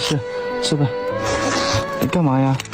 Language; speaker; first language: Chinese; native; Chinese